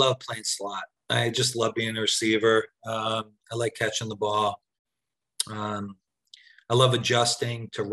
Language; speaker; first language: English; native; English